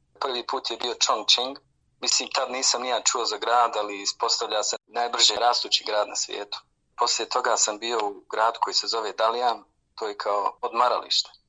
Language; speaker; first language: Bosnian; native; Bosnian